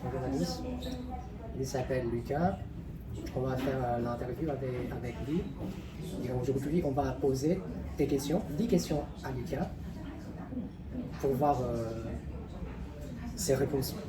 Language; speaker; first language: French; non-native, learner; Chinese